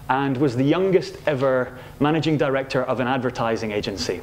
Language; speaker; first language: English; native; English